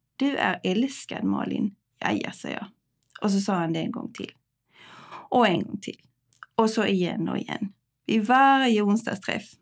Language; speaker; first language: Swedish; native; Swedish